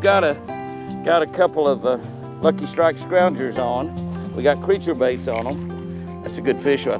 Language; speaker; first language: English; native; English